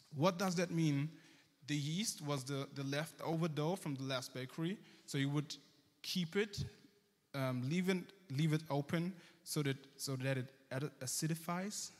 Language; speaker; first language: English; early bilingual, heritage; German